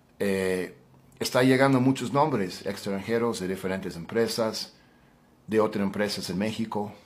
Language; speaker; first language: Spanish; non-native, fluent; English